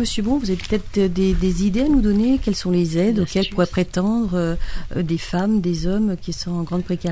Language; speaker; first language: French; native; French